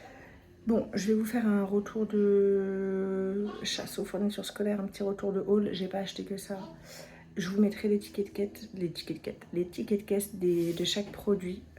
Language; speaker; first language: French; native; French